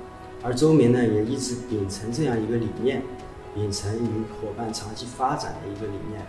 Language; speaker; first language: Chinese; native; Chinese